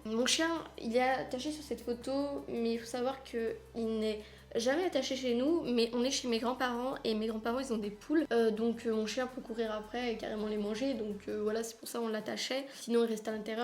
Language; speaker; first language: French; native; French